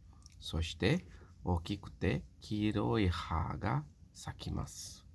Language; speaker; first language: Japanese; non-native, local second language; Portuguese